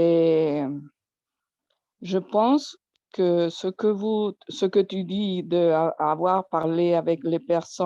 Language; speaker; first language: French; non-native, learner; Spanish